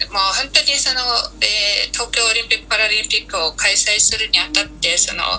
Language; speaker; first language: Japanese; non-native, fluent; Mongolian